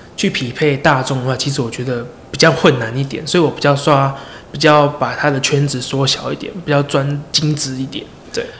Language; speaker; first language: Chinese; native; Chinese